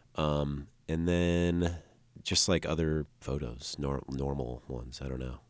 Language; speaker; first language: English; native; English